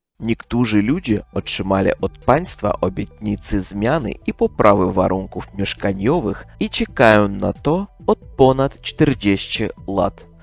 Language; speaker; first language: Polish; non-native, learner; Russian